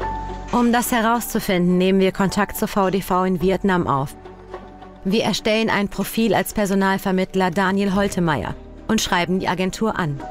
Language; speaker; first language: German; native; German